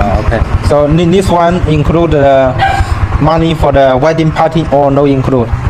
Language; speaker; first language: English; non-native, learner; Chinese